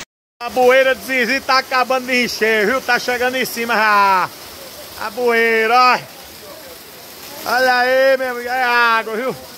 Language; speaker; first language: Portuguese; native; Portuguese